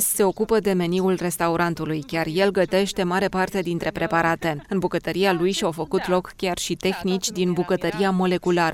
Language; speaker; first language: Romanian; native; Romanian